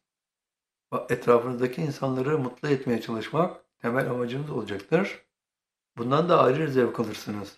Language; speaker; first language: Turkish; native; Turkish